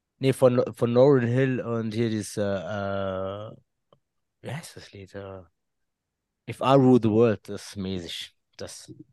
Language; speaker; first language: German; early bilingual, other home language; Arabic